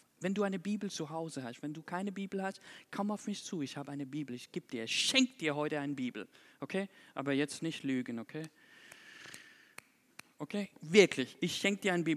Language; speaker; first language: German; non-native, fluent; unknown